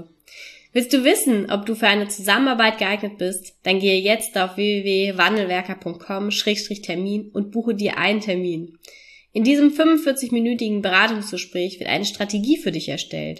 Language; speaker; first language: German; native; German